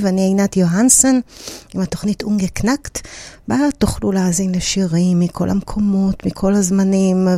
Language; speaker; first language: Hebrew; native; Hebrew